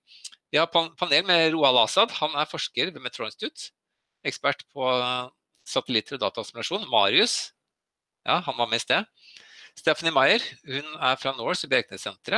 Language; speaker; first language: Norwegian; native; Norwegian